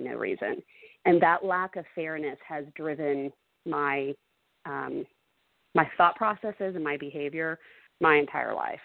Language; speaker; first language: English; native; English